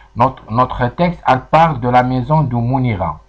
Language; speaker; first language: French; non-native, local second language; Arabic